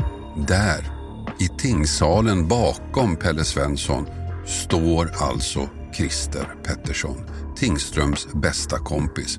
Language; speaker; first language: Swedish; native; Swedish